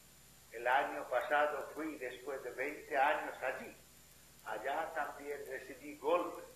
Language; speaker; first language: Spanish; non-native, fluent; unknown